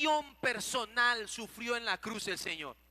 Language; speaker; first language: Spanish; native; Spanish